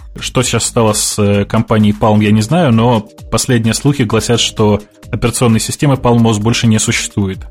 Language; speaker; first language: Russian; native; Russian